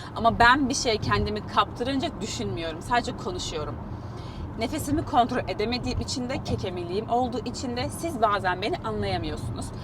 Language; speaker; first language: Turkish; native; Turkish